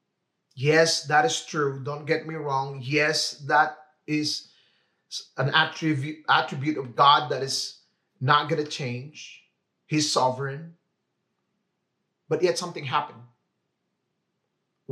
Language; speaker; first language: English; non-native, local second language; Filipino